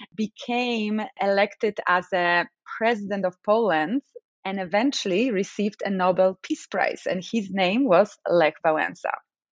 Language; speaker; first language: English; non-native, fluent; Polish